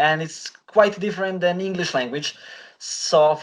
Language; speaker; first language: English; non-native, fluent; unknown